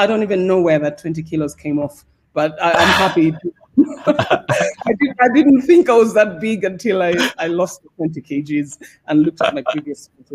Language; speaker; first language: English; non-native, local second language; Swahili